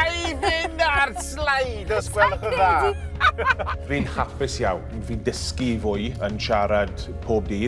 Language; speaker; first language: Welsh; non-native, learner; English